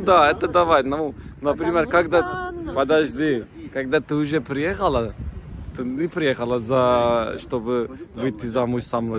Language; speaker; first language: Russian; non-native, learner; Turkish